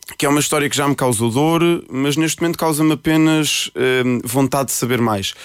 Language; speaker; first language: Portuguese; early bilingual, other home language; Spanish